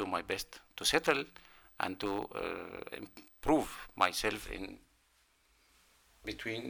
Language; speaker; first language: English; non-native, learner; Arabic